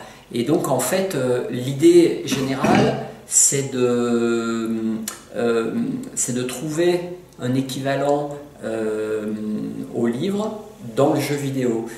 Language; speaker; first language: French; native; French